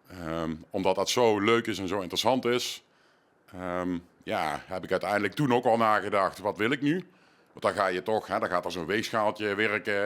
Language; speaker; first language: Dutch; native; Dutch